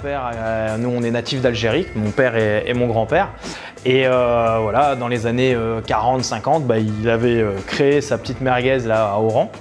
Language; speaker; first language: French; native; French